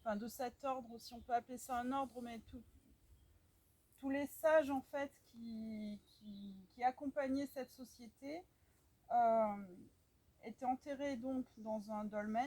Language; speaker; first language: French; native; French